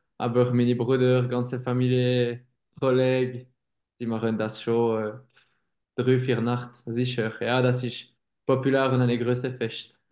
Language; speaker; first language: German; non-native, local second language; French